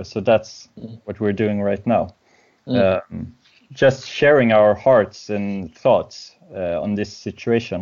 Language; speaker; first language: English; non-native, fluent; Swedish